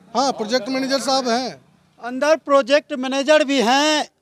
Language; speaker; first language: Hindi; native; Hindi